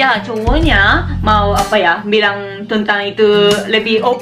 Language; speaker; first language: Indonesian; non-native, learner; Japanese